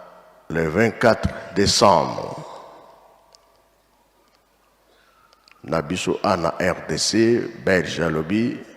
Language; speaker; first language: Lingala; non-native, local second language; Kongo